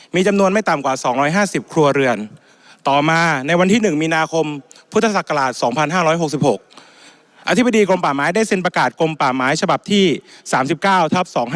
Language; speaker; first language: Thai; native; Thai